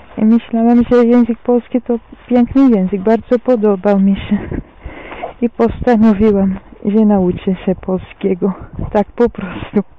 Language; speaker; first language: Polish; non-native, fluent; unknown